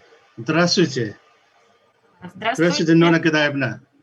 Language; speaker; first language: Russian; non-native, learner; Nepali